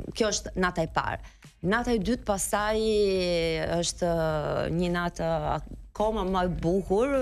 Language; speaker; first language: Albanian; non-native, fluent; Italian